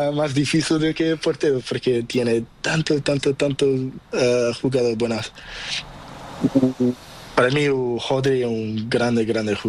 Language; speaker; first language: Spanish; non-native, learner; Portuguese